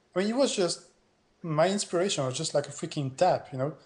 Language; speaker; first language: English; non-native, fluent; French